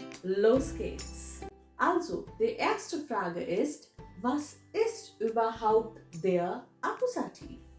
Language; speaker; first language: German; non-native, fluent; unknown